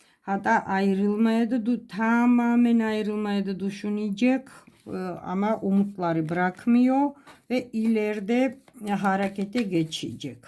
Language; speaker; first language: Turkish; non-native, fluent; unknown